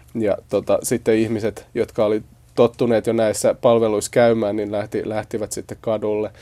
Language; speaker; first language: Finnish; native; Finnish